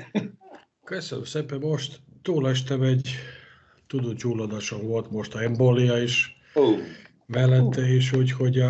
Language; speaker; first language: Hungarian; non-native, fluent; Serbian